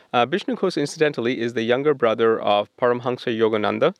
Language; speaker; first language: English; non-native, local second language; Bangla